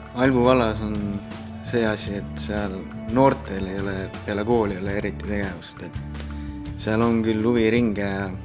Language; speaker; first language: Estonian; native; Estonian